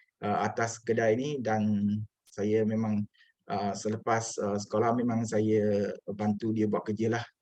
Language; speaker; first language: Malay; non-native, local second language; Chinese